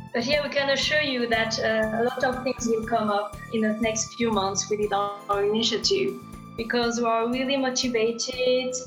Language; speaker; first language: English; non-native, fluent; French